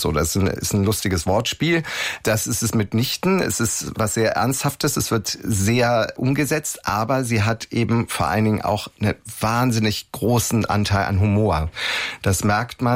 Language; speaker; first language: German; native; German